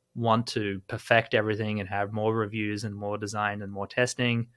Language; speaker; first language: English; native; English